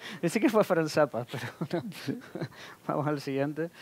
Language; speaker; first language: Spanish; native; Spanish